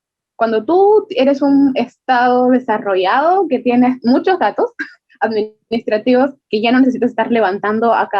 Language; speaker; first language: Spanish; native; Spanish